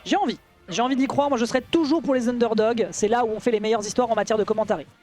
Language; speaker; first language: French; native; French